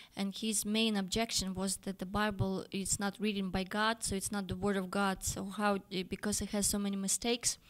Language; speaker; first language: English; non-native, fluent; Russian